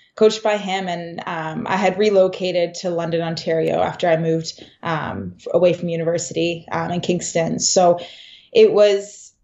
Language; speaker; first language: English; native; English